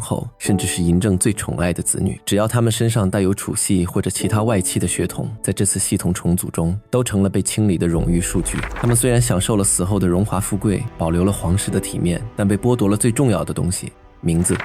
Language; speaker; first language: Chinese; native; Chinese